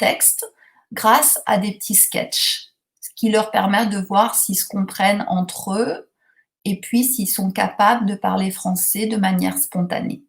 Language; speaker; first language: French; native; French